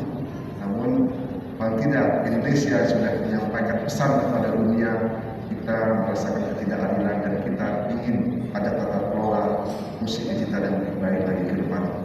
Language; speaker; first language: Indonesian; native; Indonesian